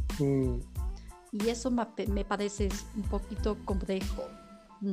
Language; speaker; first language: Spanish; non-native, learner; Chinese